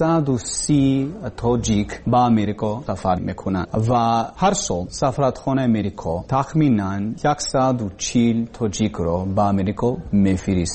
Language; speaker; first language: Persian; non-native, learner; English